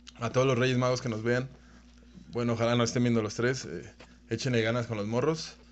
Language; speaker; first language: Spanish; native; Spanish